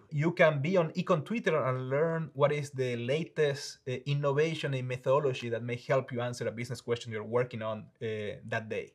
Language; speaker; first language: English; non-native, fluent; Spanish